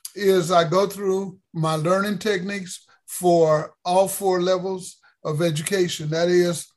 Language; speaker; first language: English; native; English